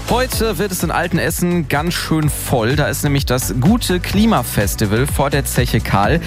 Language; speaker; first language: German; native; German